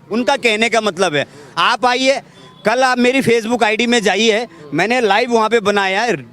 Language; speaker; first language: Hindi; native; Hindi